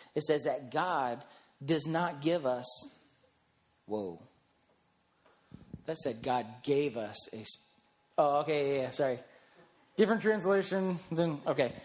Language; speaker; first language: English; native; English